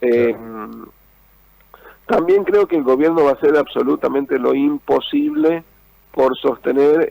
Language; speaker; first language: Spanish; native; Spanish